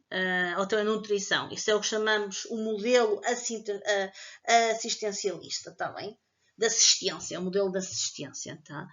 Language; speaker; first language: Portuguese; native; Portuguese